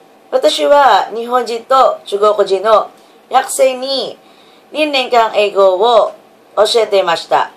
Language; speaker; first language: Japanese; non-native, learner; Filipino